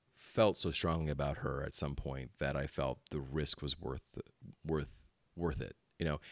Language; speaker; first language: English; early bilingual, other home language; Filipino